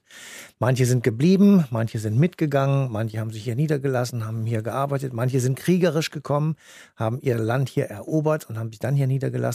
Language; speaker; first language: German; native; German